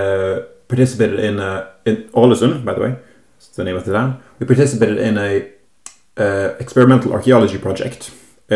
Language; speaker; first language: English; non-native, fluent; Norwegian